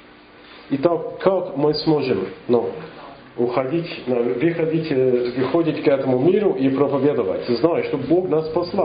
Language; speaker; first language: Russian; non-native, fluent; English